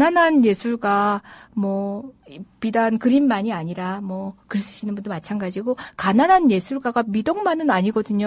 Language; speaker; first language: Korean; native; Korean